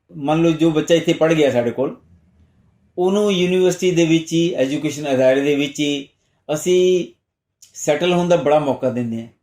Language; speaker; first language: Punjabi; non-native, local second language; Hindi